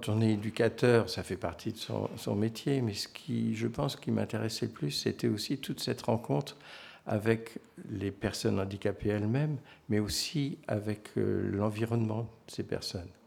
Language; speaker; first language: French; native; French